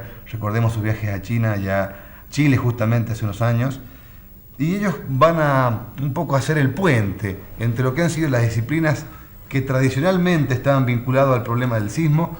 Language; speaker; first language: Spanish; native; Spanish